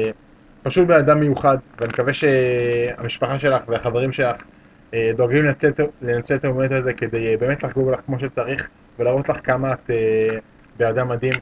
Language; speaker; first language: Hebrew; native; Hebrew